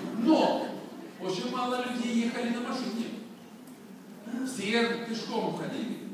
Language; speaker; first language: Russian; non-native, learner; Swedish